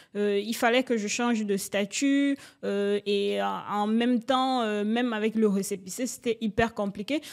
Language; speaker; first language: French; native; French